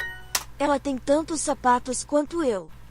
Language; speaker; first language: Portuguese; non-native, learner; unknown